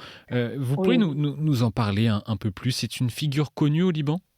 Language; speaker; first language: French; native; French